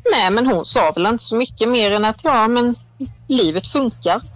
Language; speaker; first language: Swedish; native; Swedish